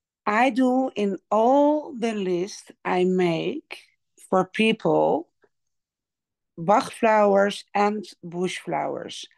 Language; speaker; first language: English; non-native, learner; Dutch